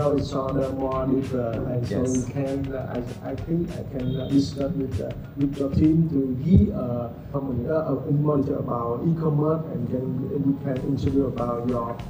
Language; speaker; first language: English; non-native, learner; Vietnamese